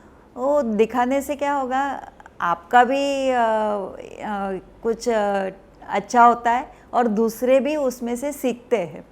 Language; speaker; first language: Hindi; non-native, local second language; Marathi